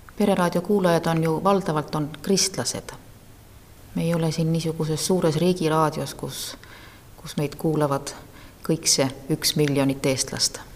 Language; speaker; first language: Estonian; native; Estonian